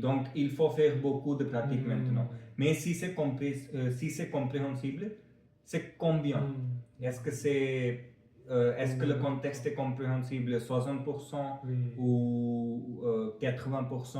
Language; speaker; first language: French; non-native, fluent; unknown